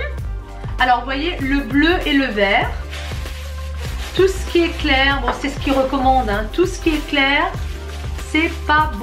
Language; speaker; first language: French; native; French